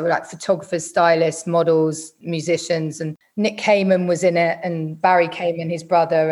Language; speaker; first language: English; native; English